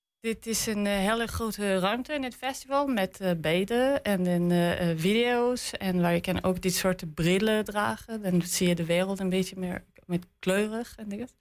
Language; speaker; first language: Dutch; non-native, learner; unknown